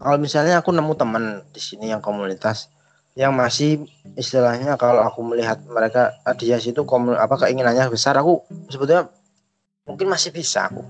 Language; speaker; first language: Indonesian; native; Indonesian